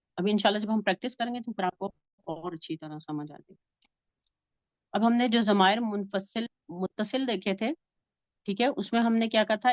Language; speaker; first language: Urdu; native; Urdu